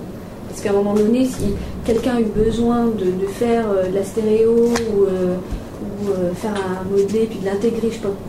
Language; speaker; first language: French; native; French